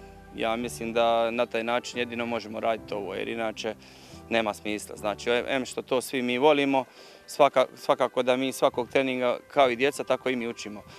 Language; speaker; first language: Croatian; native; Croatian